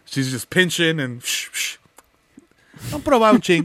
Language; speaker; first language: English; early bilingual, other home language; Spanish